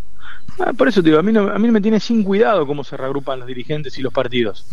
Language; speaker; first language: Spanish; native; Spanish